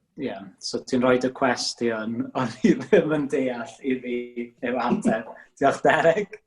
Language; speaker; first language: Welsh; native; Welsh